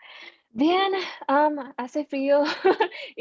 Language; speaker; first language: Spanish; non-native, learner; Filipino